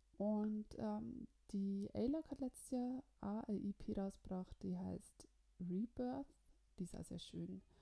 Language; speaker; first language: German; native; German